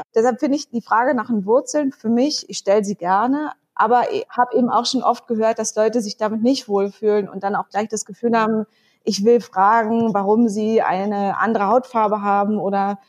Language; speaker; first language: German; native; German